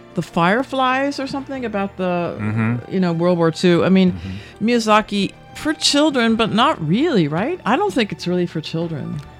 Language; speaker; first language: English; native; English